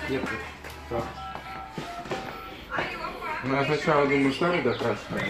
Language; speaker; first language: Russian; native; Russian